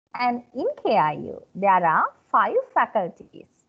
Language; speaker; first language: English; non-native, local second language; Sinhala